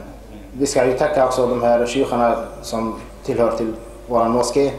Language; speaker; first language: Swedish; non-native, fluent; Arabic